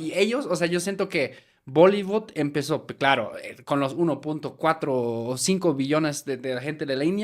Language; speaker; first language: Spanish; non-native, fluent; German